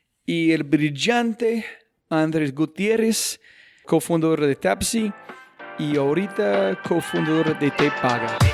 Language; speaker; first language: Spanish; non-native, fluent; English